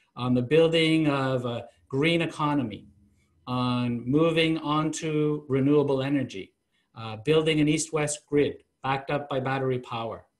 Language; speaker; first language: English; native; English